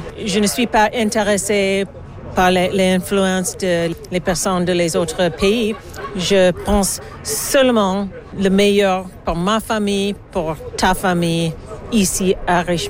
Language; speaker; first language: French; non-native, learner; English